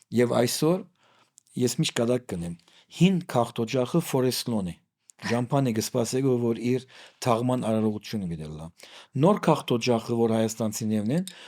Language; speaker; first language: Armenian; native; Armenian